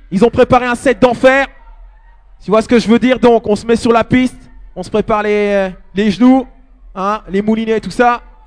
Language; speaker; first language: French; native; French